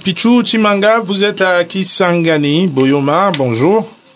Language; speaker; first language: French; non-native, local second language; Lingala